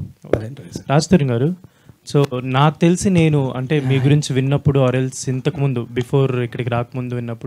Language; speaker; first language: Telugu; native; Telugu